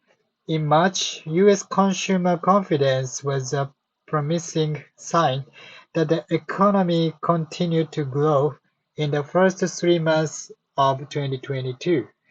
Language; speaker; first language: English; non-native, learner; Japanese